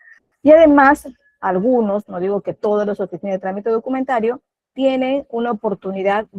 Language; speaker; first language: Spanish; native; Spanish